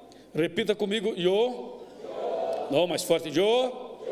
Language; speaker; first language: Spanish; non-native, fluent; Portuguese